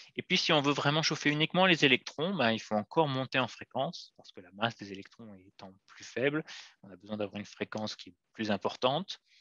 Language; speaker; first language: French; native; French